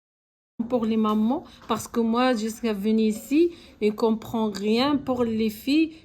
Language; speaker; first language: French; non-native, learner; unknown